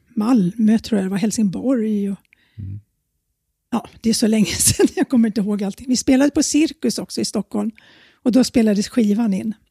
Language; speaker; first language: Swedish; native; Swedish